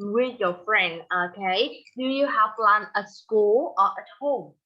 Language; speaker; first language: English; non-native, fluent; Vietnamese